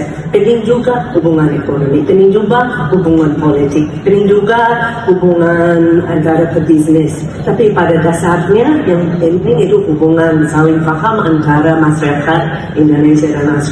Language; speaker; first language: Indonesian; non-native, fluent; English